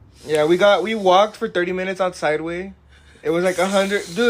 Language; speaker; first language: English; early bilingual, other home language; Spanish